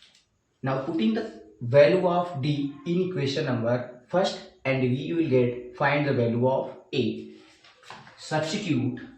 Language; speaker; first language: English; non-native, local second language; Hindi